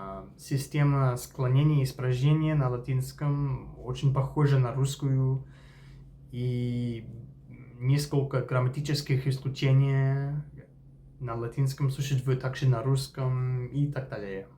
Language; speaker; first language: Russian; non-native, fluent; English